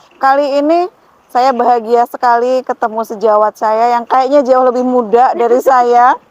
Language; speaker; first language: Indonesian; native; Indonesian